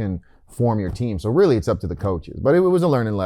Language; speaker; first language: English; native; English